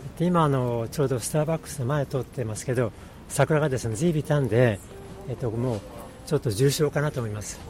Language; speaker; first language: Japanese; native; Japanese